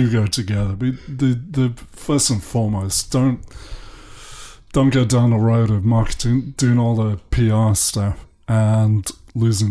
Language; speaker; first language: English; native; English